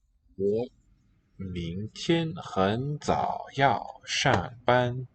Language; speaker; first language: Chinese; non-native, learner; English